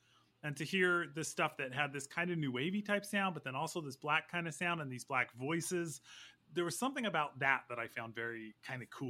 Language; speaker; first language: English; native; English